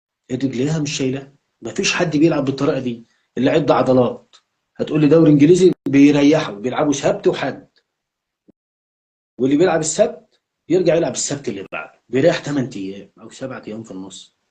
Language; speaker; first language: Arabic; native; Arabic